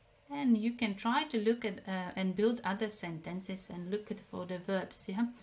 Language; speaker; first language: English; non-native, fluent; Latvian